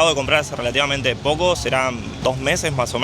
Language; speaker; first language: Spanish; native; Spanish